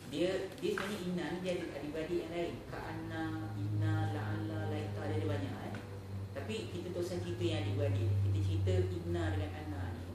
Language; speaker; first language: Malay; native; Malay